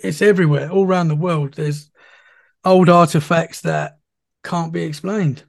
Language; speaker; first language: English; native; English